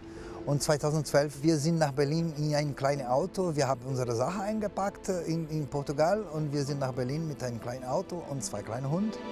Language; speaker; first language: German; non-native, learner; Portuguese